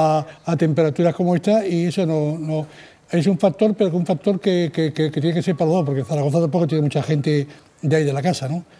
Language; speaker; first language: Spanish; native; Spanish